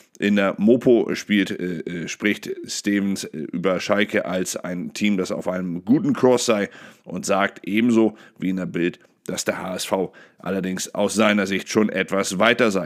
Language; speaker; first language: German; native; German